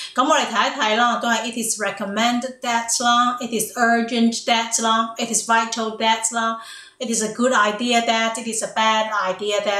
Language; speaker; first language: English; non-native, local second language; Cantonese